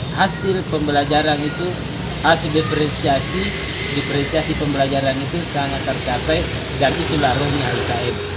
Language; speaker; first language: Indonesian; native; Indonesian